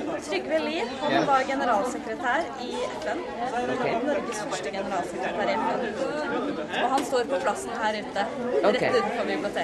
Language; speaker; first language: Norwegian; native; Norwegian